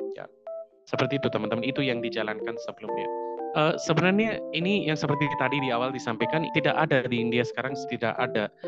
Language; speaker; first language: Indonesian; non-native, fluent; Hindi